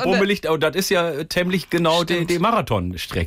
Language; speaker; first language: German; native; German